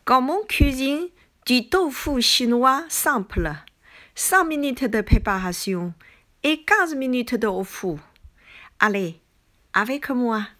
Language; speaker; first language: French; non-native, learner; Chinese